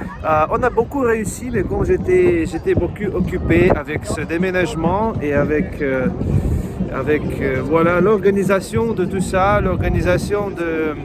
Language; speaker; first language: French; non-native, fluent; Russian